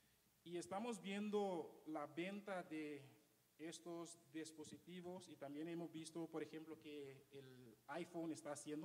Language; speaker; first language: Spanish; non-native, fluent; Papiamento